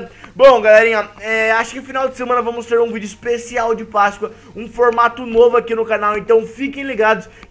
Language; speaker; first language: Portuguese; native; Portuguese